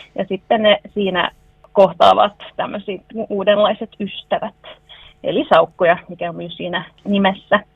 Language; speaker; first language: Finnish; non-native, local second language; Swedish